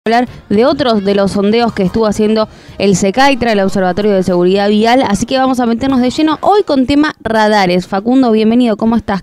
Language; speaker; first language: Spanish; native; Spanish